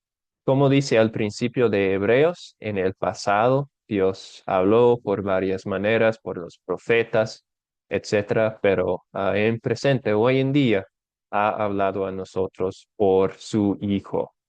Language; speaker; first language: Spanish; non-native, fluent; English